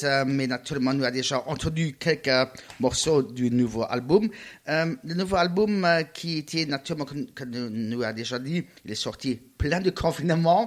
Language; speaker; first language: French; non-native, learner; Luxembourgish